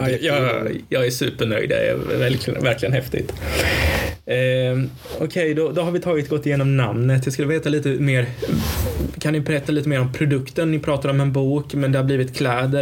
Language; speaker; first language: Swedish; native; Swedish